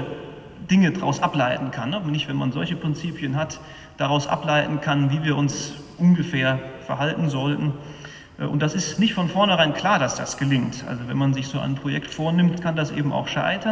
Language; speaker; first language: German; native; German